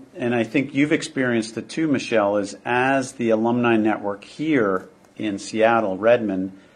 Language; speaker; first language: English; native; English